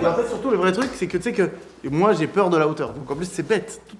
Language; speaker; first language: French; native; French